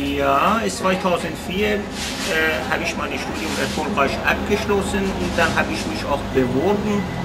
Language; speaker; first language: German; non-native, fluent; Persian